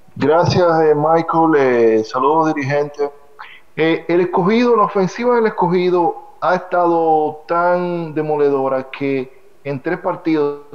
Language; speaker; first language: Spanish; native; Spanish